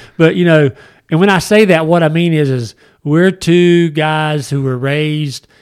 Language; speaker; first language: English; native; English